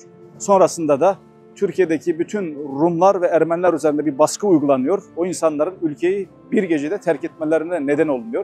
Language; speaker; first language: Turkish; native; Turkish